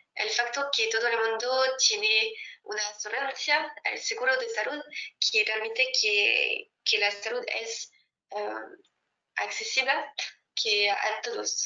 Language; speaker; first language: Spanish; non-native, fluent; French